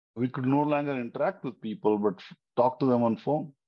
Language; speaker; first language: English; non-native, local second language; Hindi